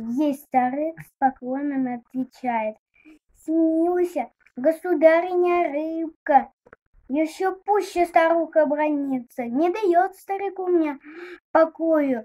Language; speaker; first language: Russian; native; Russian